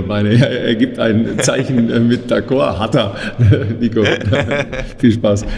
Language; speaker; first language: German; native; German